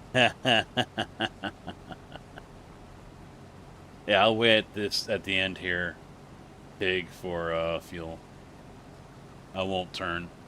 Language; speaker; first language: English; native; English